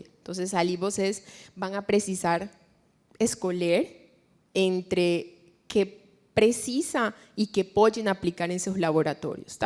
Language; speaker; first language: Portuguese; non-native, fluent; Spanish